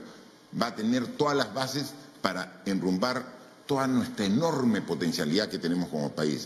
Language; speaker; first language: Spanish; native; Spanish